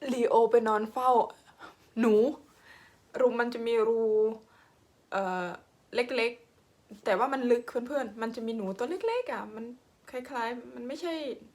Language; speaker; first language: Thai; non-native, local second language; Khmer